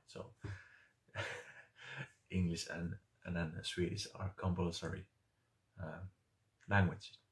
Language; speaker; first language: English; non-native, fluent; Finnish